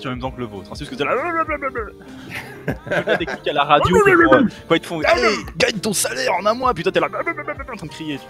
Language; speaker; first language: French; native; French